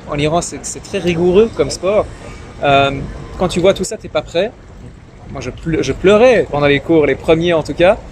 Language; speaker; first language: French; early bilingual, other home language; Persian